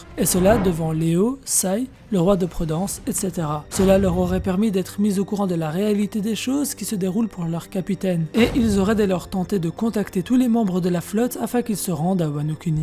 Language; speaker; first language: French; native; French